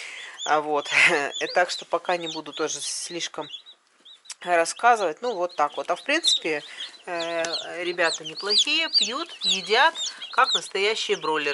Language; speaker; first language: Russian; native; Russian